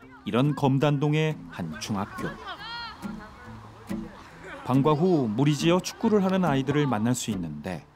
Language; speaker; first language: Korean; native; Korean